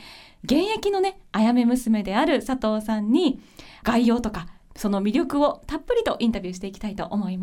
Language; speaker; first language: Japanese; native; Japanese